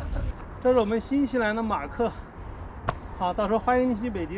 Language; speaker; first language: Chinese; native; Chinese